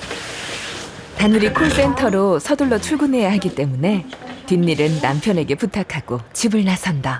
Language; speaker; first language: Korean; native; Korean